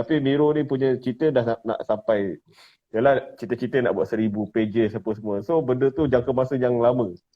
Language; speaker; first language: Malay; native; Malay